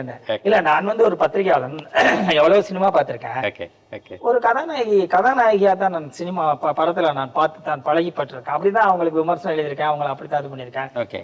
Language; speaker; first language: Tamil; native; Tamil